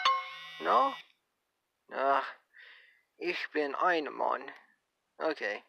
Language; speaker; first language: German; non-native, learner; English